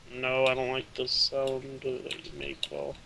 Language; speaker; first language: English; native; English